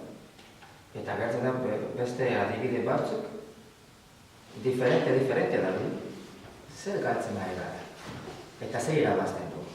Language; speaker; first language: Basque; non-native, learner; Spanish